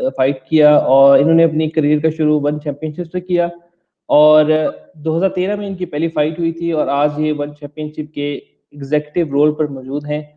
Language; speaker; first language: Urdu; native; Urdu